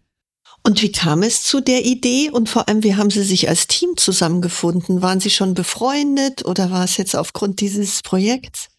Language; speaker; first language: German; native; German